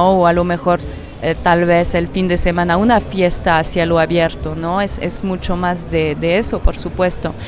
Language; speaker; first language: Spanish; non-native, fluent; French